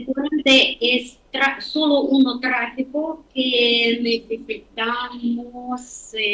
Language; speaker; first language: Spanish; non-native, learner; Ukrainian